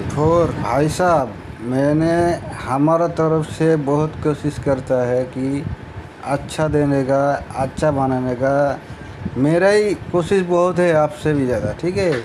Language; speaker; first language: Hindi; non-native, local second language; Bangla